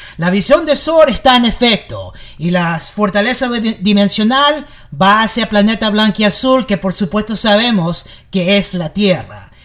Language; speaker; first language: Spanish; early bilingual, heritage; English